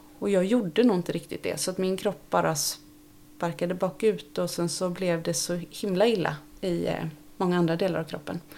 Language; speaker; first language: Swedish; native; Swedish